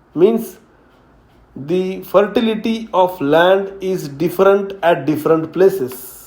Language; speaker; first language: English; non-native, local second language; Marathi